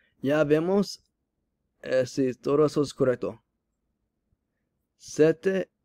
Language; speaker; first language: Spanish; non-native, learner; English